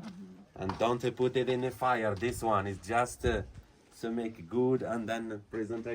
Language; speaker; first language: English; non-native, learner; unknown